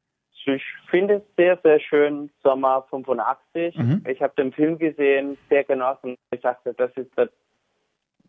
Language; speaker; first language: German; non-native, fluent; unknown